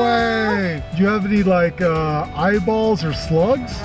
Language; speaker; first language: English; native; English